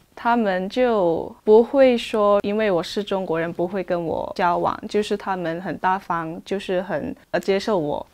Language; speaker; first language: Chinese; non-native, fluent; Cantonese